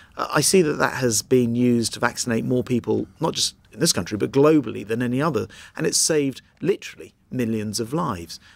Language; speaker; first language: English; native; English